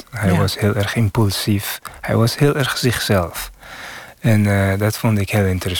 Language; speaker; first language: Dutch; non-native, fluent; Persian